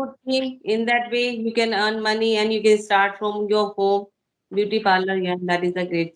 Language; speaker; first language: English; non-native, fluent; Hindi